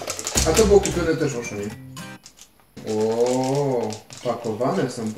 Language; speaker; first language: Polish; native; Polish